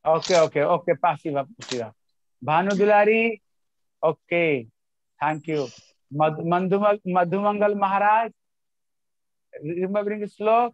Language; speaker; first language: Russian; non-native, learner; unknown